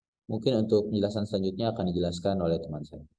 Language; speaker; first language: Indonesian; native; Indonesian